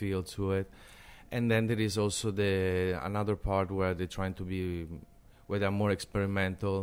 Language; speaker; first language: English; non-native, fluent; Italian